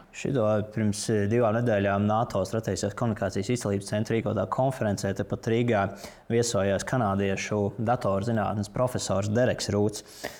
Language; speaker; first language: Latvian; native; Latvian